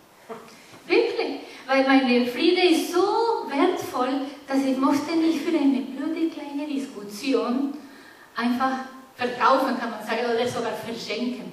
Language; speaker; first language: German; non-native, fluent; Spanish